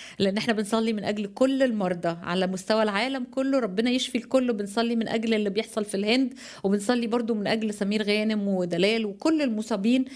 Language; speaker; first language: Arabic; native; Arabic